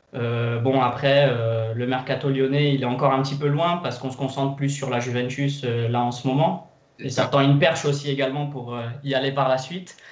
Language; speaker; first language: French; non-native, fluent; Portuguese